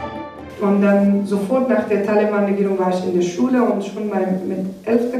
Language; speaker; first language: German; non-native, learner; Persian